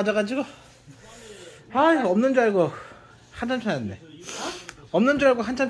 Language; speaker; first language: Korean; native; Korean